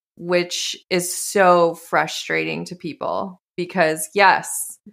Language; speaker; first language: English; native; English